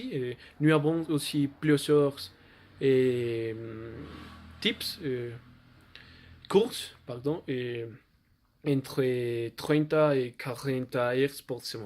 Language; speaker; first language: French; non-native, learner; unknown